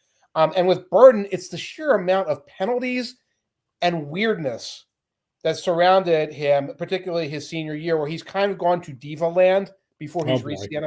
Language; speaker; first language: English; native; English